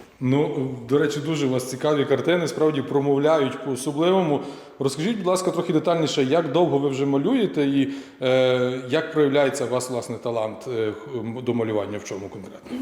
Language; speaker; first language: Ukrainian; native; Ukrainian